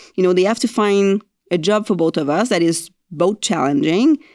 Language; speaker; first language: English; non-native, fluent; French